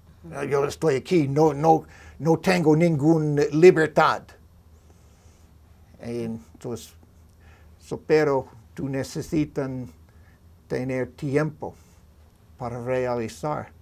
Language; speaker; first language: Spanish; non-native, learner; English